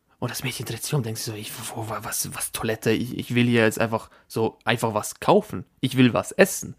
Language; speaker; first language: German; early bilingual, other home language; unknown